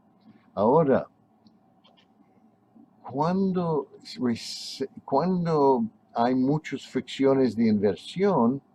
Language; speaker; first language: Spanish; non-native, fluent; English